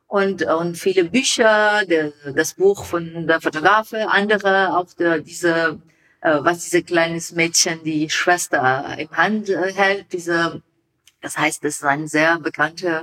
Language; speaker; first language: German; non-native, learner; Persian